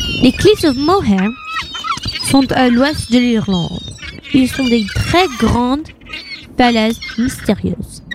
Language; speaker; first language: French; non-native, learner; English